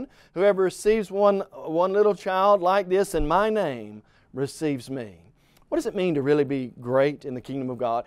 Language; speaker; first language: English; native; English